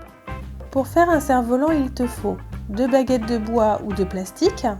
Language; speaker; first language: French; native; French